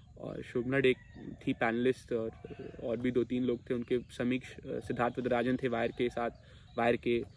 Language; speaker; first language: Hindi; non-native, local second language; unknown